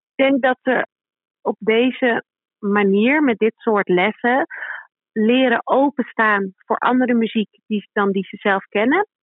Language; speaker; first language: Dutch; native; Dutch